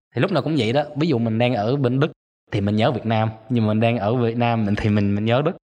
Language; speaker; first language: Vietnamese; early bilingual, other home language; German